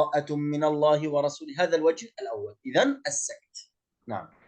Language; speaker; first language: Arabic; native; Arabic